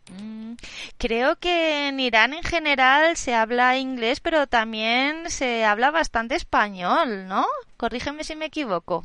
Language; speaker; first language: Spanish; native; Spanish